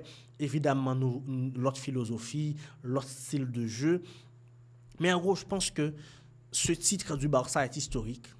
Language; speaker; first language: French; non-native, local second language; Haitian Creole